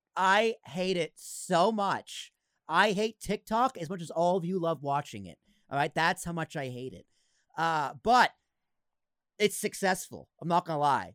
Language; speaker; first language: English; native; English